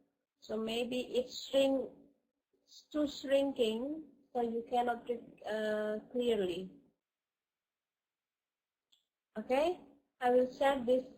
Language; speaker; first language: English; non-native, fluent; Indonesian